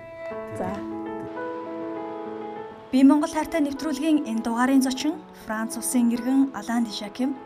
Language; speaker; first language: Mongolian; native; Mongolian